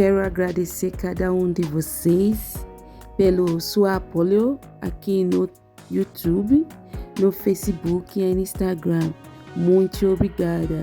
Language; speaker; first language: Portuguese; non-native, learner; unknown